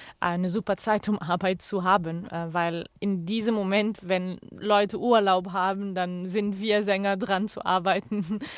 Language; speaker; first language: German; non-native, fluent; Arabic